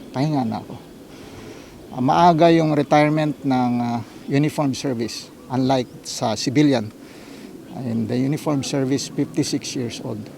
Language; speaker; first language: Filipino; non-native, local second language; Iloko